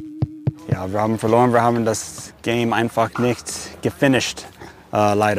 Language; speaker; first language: German; non-native, fluent; English